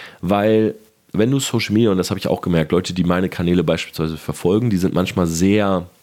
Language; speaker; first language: German; native; German